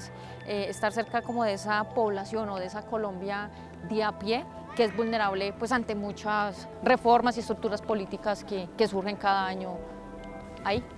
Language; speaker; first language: Spanish; native; Spanish